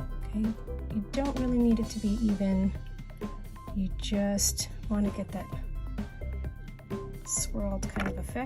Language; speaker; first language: English; native; English